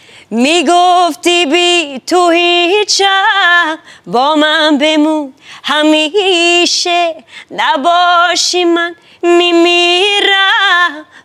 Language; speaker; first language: Persian; non-native, learner; Swedish